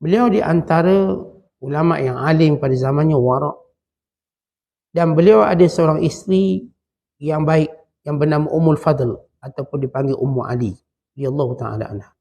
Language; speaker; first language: Malay; native; Malay